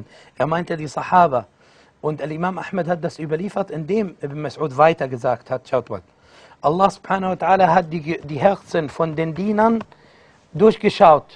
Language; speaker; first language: German; non-native, fluent; Arabic